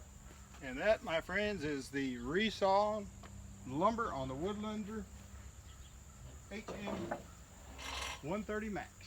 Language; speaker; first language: English; native; English